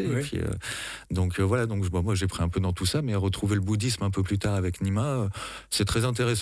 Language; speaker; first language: French; native; French